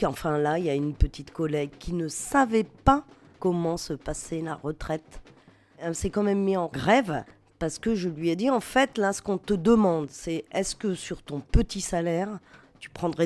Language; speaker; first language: French; native; French